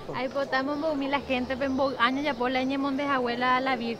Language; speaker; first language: Spanish; native; Spanish